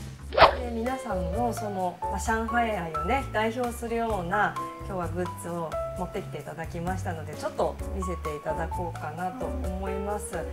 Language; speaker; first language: Japanese; native; Japanese